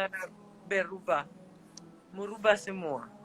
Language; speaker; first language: Indonesian; non-native, fluent; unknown